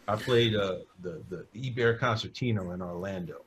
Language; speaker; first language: English; native; English